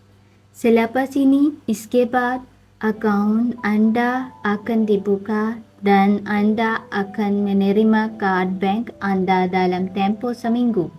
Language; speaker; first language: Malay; non-native, fluent; Urdu